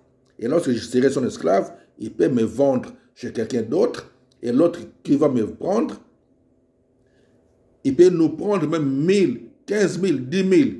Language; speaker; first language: French; non-native, local second language; Lingala